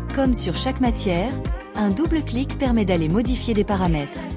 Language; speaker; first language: French; native; French